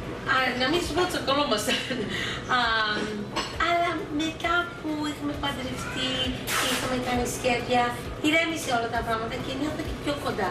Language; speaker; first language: Greek; early bilingual, heritage; Greek